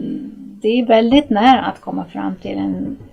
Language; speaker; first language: Swedish; non-native, fluent; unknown